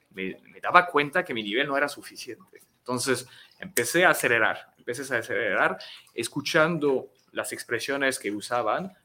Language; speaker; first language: Spanish; non-native, fluent; French